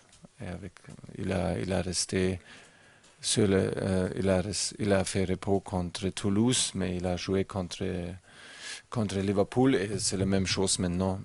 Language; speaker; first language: French; non-native, learner; German